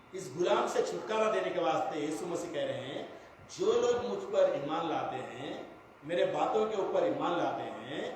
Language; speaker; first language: Hindi; non-native, local second language; Telugu